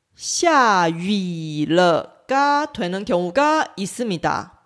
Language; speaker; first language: Korean; non-native, fluent; Chinese